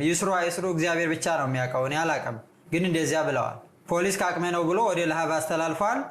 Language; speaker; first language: Amharic; native; Amharic